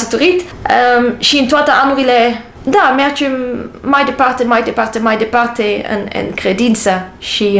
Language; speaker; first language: Romanian; non-native, learner; English